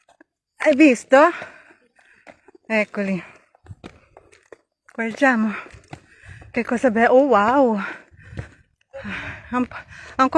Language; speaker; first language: Italian; non-native, learner; Filipino